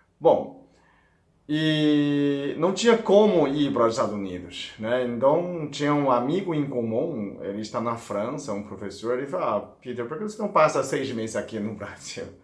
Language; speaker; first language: Portuguese; non-native, fluent; Chinese